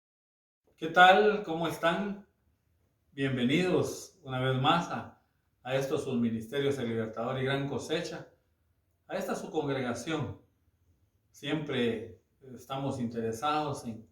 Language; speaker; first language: Spanish; native; Spanish